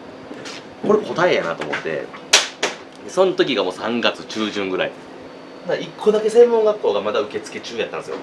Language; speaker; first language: Japanese; native; Japanese